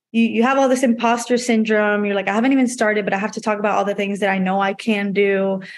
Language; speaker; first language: English; non-native, fluent; Spanish